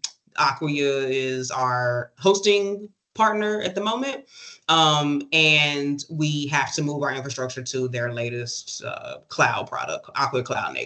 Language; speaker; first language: English; native; English